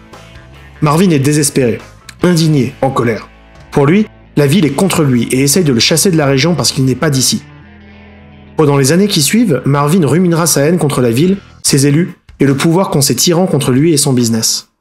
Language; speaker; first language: French; native; French